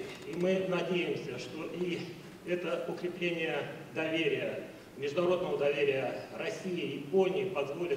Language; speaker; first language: Russian; native; Russian